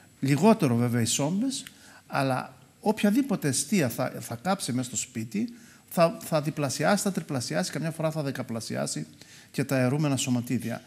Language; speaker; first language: Greek; native; Greek